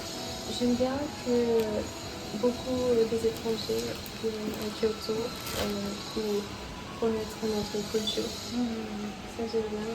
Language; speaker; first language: French; non-native, fluent; Japanese